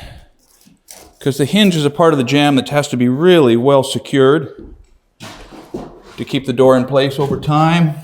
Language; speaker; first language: English; native; English